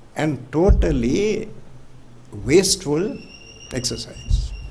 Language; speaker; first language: English; non-native, local second language; Sinhala